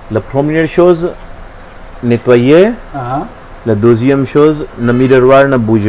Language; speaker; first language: French; non-native, learner; Hindi